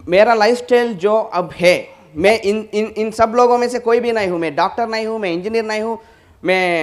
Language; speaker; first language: Hindi; non-native, local second language; Telugu